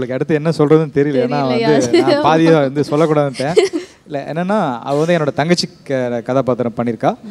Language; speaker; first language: Tamil; native; Tamil